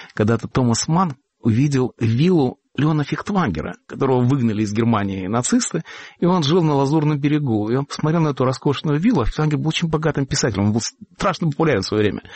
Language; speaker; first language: Russian; native; Russian